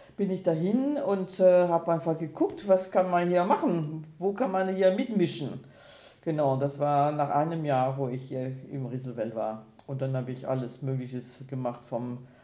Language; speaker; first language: German; non-native, fluent; French